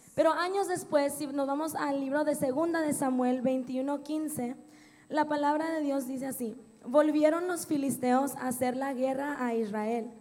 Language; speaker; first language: Spanish; early bilingual, other home language; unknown